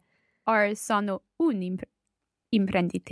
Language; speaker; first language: Italian; non-native, learner; English